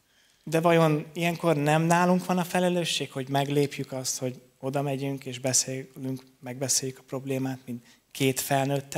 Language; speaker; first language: Hungarian; native; Hungarian